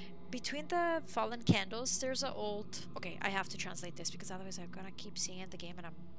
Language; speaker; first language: English; early bilingual, other home language; Italian